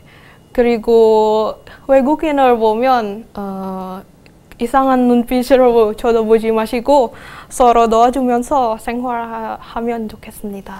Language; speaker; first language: Korean; non-native, fluent; Indonesian